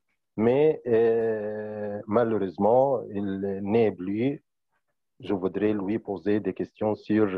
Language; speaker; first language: French; non-native, fluent; Arabic